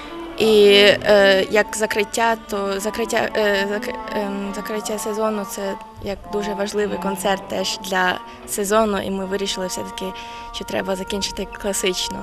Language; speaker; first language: Ukrainian; non-native, fluent; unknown